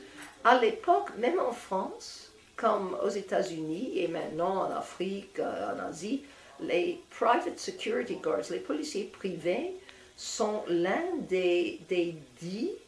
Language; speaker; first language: French; non-native, fluent; English